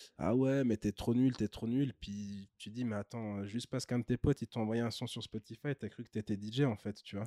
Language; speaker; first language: French; early bilingual, other home language; Kinyarwanda